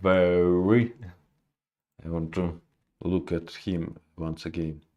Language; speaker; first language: English; non-native, learner; Russian